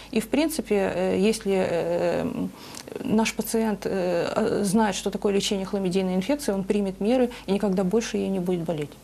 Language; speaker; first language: Russian; native; Russian